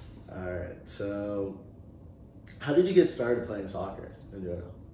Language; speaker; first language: English; native; English